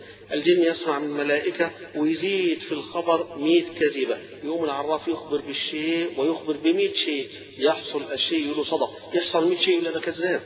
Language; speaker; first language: Arabic; native; Arabic